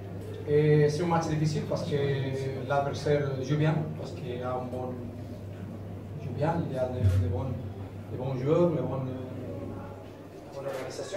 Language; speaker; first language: French; non-native, learner; Spanish